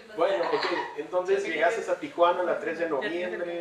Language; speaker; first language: Spanish; early bilingual, heritage; Spanish